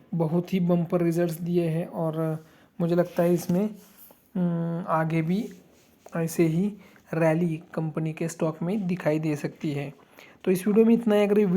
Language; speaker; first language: Hindi; non-native, local second language; Marathi